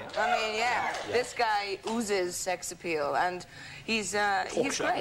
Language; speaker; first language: English; native; English